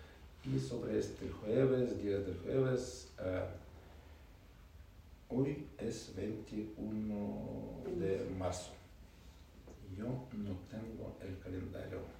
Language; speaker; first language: Spanish; non-native, learner; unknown